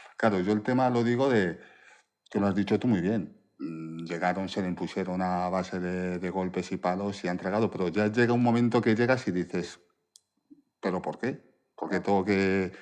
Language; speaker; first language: Spanish; early bilingual, other home language; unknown